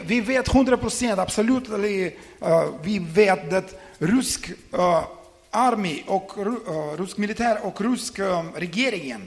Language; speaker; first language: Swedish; non-native, learner; Ukrainian